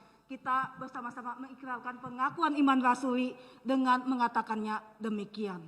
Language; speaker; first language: Malay; native; Malay